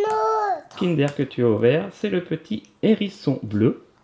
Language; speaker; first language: French; native; French